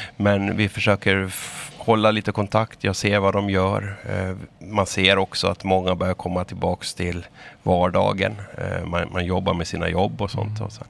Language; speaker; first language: Swedish; native; Swedish